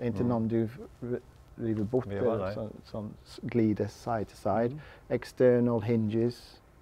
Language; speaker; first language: Swedish; non-native, learner; English